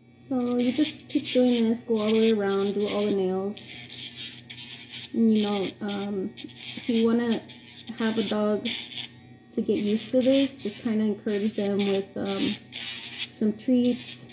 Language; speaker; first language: English; native; English